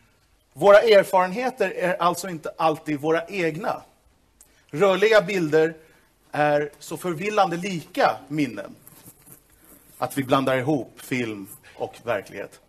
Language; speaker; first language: Swedish; native; Swedish